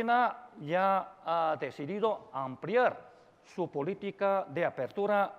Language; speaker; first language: Spanish; non-native, fluent; Chinese